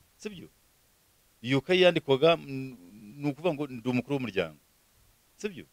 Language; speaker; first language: Kinyarwanda; native; Kinyarwanda